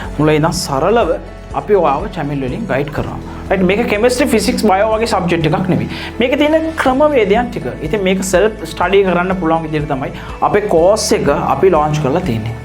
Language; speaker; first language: Sinhala; non-native, local second language; Tamil